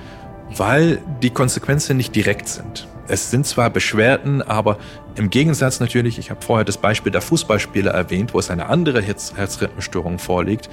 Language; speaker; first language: German; non-native, fluent; Dutch